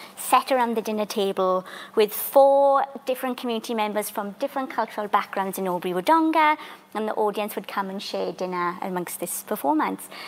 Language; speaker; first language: English; native; English